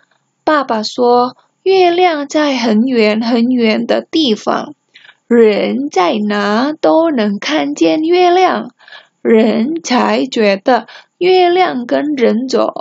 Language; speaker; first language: Chinese; non-native, fluent; Indonesian